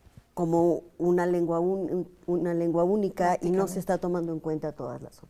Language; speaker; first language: Spanish; native; Spanish